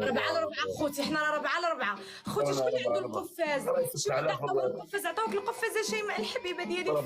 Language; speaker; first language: Arabic; native; Arabic